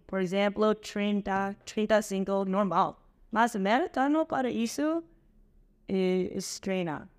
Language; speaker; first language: Portuguese; non-native, learner; English